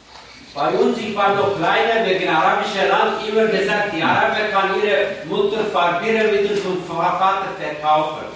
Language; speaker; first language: German; non-native, learner; Kurdish